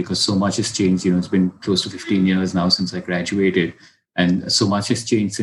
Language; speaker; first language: English; non-native, local second language; Hindi